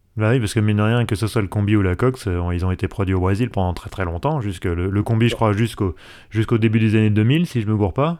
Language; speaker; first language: French; native; French